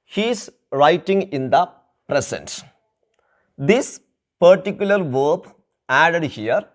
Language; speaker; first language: English; non-native, local second language; Malayalam